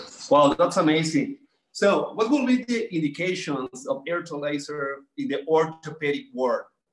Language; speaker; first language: English; non-native, fluent; Spanish